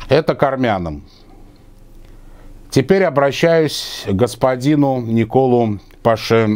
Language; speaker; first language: Russian; native; Russian